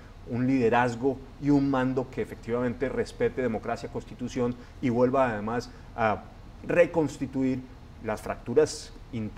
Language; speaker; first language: Spanish; native; Spanish